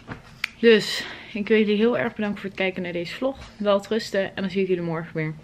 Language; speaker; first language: Dutch; native; Dutch